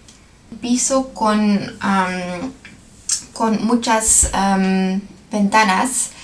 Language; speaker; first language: Spanish; non-native, learner; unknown